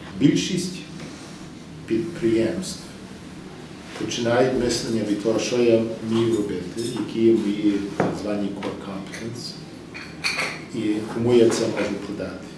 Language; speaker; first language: Ukrainian; early bilingual, heritage; English